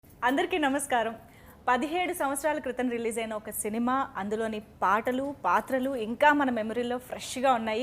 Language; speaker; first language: Telugu; native; Telugu